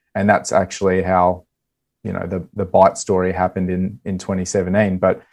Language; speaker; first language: English; native; English